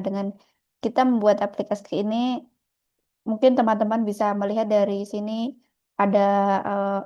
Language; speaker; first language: Indonesian; native; Indonesian